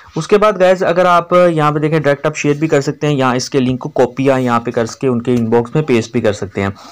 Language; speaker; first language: Urdu; non-native, local second language; Punjabi